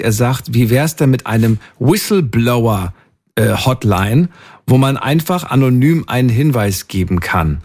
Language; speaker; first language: German; native; German